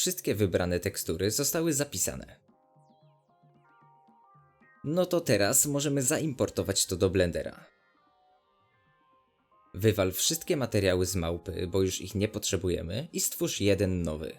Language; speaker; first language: Polish; native; Polish